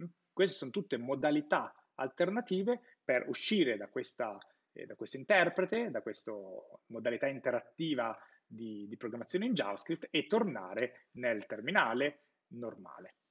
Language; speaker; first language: Italian; native; Italian